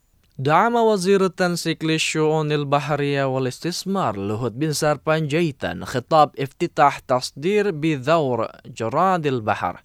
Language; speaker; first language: Arabic; non-native, fluent; Indonesian